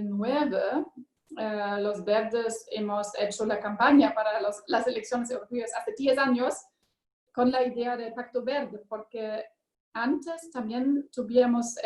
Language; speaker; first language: Spanish; non-native, learner; German